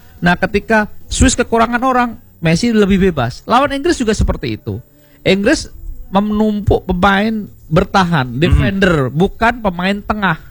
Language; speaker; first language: Indonesian; native; Indonesian